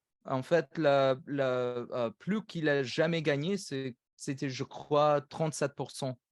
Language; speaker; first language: French; non-native, fluent; English